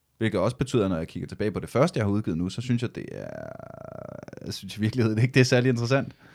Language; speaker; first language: Danish; native; Danish